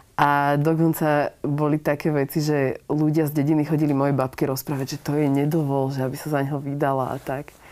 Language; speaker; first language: Slovak; native; Slovak